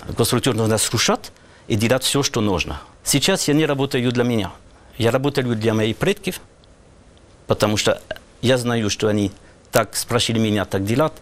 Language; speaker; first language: Russian; non-native, learner; French